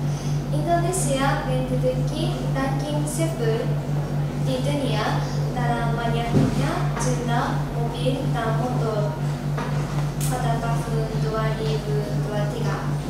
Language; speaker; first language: Indonesian; non-native, learner; Japanese